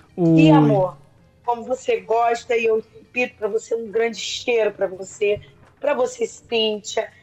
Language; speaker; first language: Portuguese; native; Portuguese